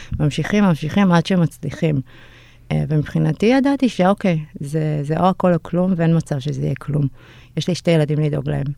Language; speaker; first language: Hebrew; early bilingual, other home language; Amharic